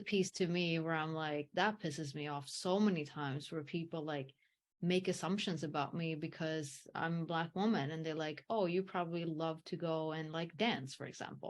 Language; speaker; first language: English; early bilingual, heritage; English